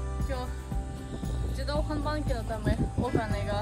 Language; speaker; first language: Japanese; non-native, learner; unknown